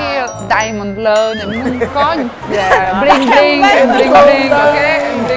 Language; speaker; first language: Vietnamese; non-native, learner; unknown